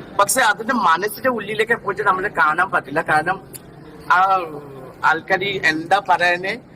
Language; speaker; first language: Malayalam; non-native, local second language; Assamese